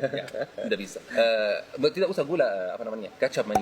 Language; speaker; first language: Indonesian; non-native, fluent; Arabic